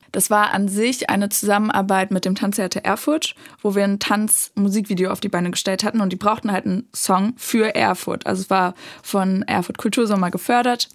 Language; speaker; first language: German; native; German